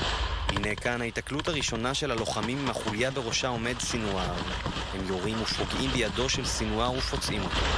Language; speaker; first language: Hebrew; native; Hebrew